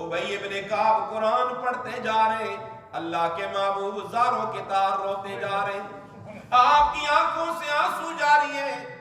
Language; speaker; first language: Urdu; non-native, local second language; Northern Hindko